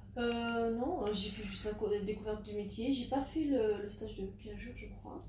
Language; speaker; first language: French; non-native, local second language; Arabic